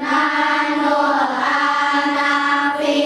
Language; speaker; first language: Arabic; non-native, learner; Indonesian